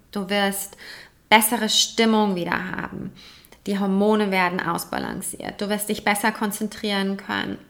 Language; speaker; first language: German; native; German